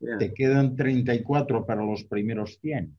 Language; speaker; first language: Spanish; native; Spanish